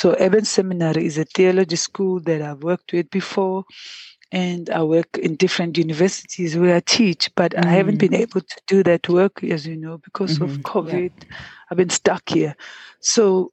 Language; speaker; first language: English; non-native, local second language; Zulu